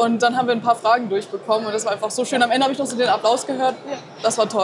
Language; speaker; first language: German; native; German